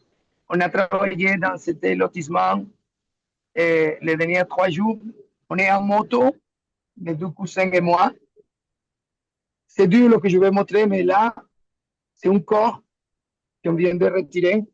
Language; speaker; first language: French; non-native, learner; Spanish